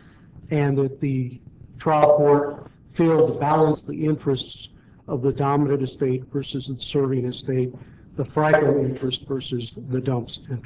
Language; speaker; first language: English; native; English